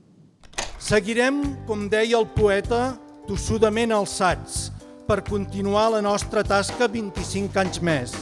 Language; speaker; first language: Catalan; native; Catalan